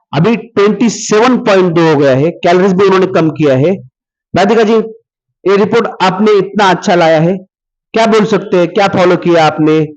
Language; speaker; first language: Hindi; non-native, local second language; Marathi